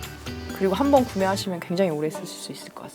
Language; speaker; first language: Korean; native; Korean